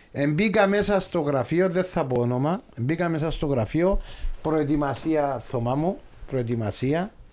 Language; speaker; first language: Greek; native; Greek